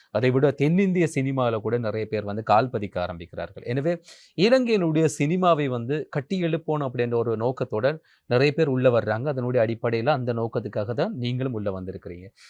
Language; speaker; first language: Tamil; native; Tamil